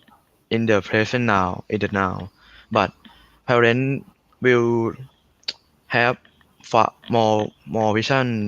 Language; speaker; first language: English; non-native, learner; Thai